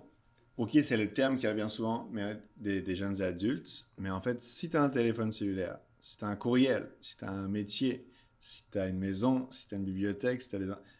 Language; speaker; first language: French; native; French